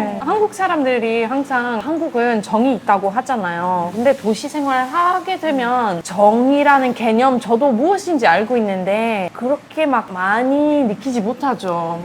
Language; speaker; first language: Korean; non-native, fluent; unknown